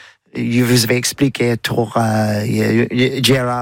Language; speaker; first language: French; non-native, learner; English